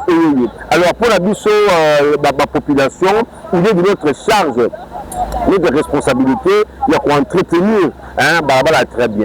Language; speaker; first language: French; non-native, local second language; Lingala